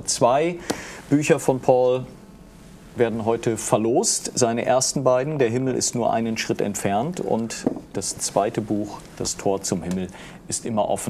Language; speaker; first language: German; native; German